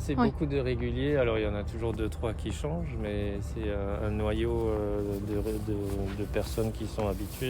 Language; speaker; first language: French; native; French